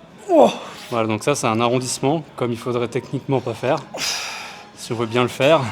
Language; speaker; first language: French; native; French